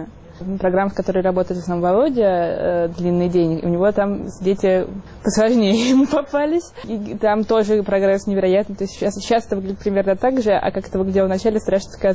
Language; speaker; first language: Russian; native; Russian